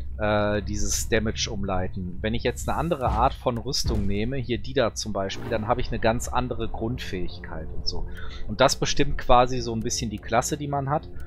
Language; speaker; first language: German; native; German